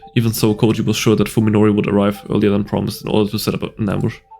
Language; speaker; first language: English; native; English